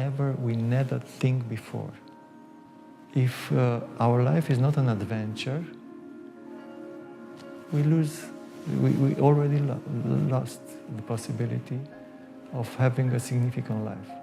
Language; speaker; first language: English; non-native, fluent; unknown